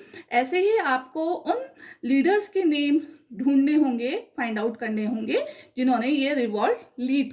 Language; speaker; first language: Hindi; native; Hindi